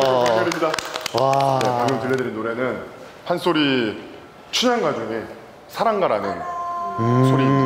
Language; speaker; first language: Korean; native; Korean